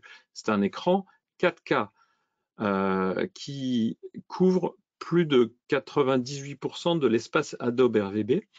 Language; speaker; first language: French; native; French